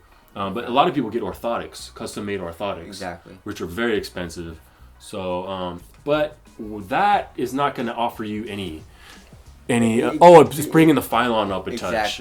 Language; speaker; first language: English; native; English